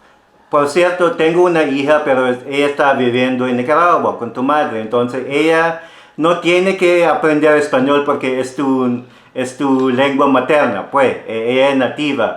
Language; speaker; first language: Spanish; non-native, fluent; Filipino